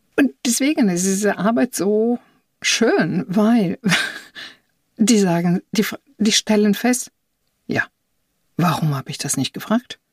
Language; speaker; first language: German; non-native, fluent; Italian